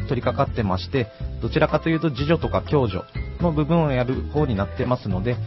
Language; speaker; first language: Japanese; native; Japanese